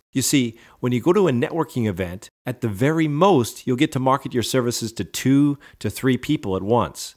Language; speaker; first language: English; native; English